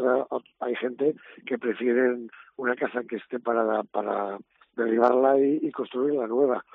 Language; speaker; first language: Spanish; native; Spanish